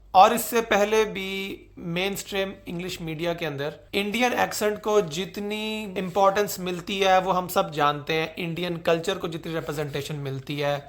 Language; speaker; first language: Urdu; native; Urdu